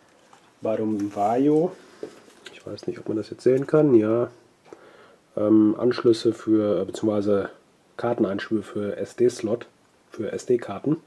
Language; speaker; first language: German; native; German